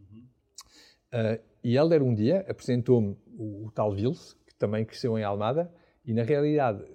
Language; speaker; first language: Portuguese; non-native, fluent; French